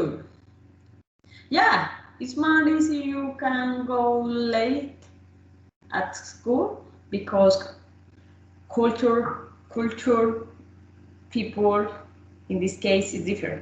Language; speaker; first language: English; non-native, learner; Spanish